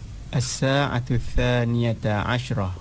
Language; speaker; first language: Arabic; non-native, fluent; Indonesian